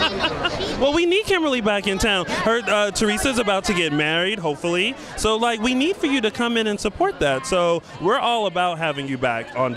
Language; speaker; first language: English; native; English